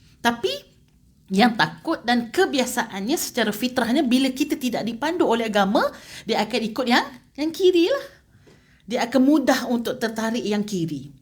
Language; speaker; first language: Malay; native; Malay